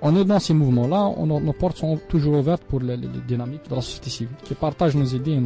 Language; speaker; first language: French; non-native, local second language; Arabic